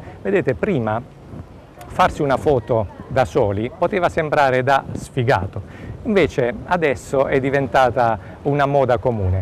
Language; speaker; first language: Italian; native; Italian